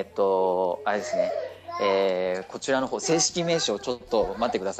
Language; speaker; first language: Japanese; native; Japanese